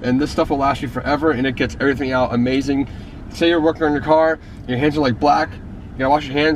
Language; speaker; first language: English; native; English